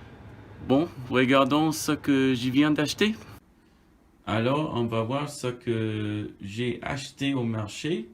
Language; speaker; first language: French; non-native, fluent; English